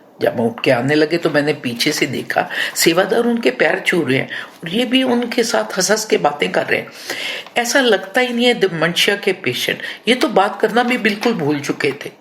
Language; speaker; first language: Hindi; non-native, local second language; Punjabi